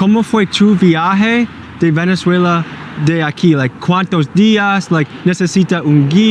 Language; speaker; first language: Spanish; non-native, learner; English